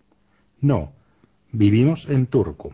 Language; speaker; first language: Spanish; non-native, fluent; Finnish